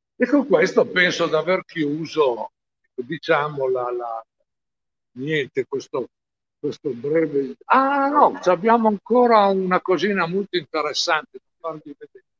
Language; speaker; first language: Italian; native; Italian